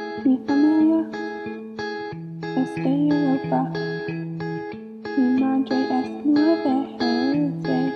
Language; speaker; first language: Spanish; non-native, learner; English